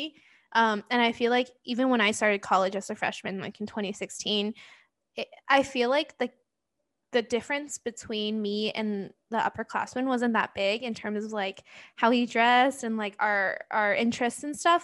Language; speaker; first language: English; non-native, local second language; Cantonese